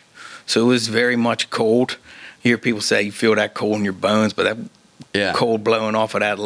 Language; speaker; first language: English; native; English